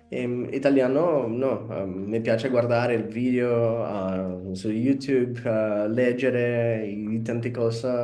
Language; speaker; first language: Italian; non-native, learner; Spanish